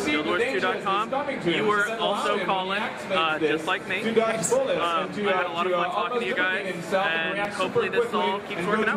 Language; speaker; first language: English; native; English